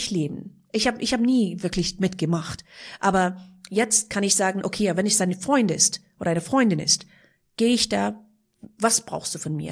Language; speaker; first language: German; non-native, fluent; Persian